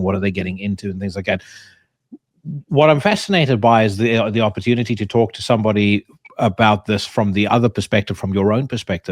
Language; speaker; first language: English; native; English